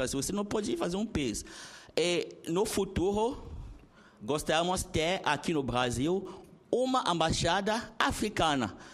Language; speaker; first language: Portuguese; non-native, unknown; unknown